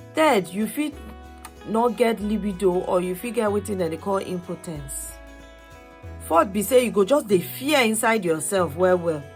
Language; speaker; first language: Nigerian Pidgin; non-native, local second language; Yoruba